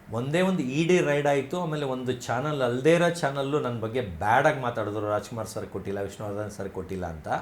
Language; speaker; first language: Kannada; native; Kannada